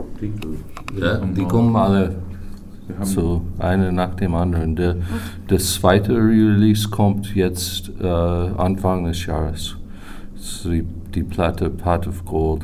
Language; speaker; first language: German; non-native, fluent; English